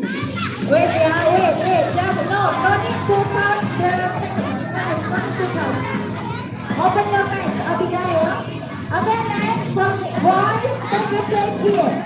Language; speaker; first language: English; non-native, learner; Indonesian